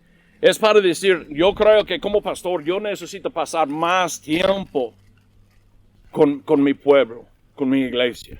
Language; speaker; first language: Spanish; non-native, learner; English